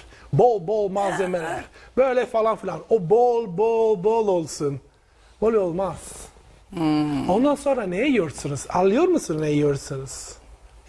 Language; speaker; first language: Turkish; non-native, learner; Italian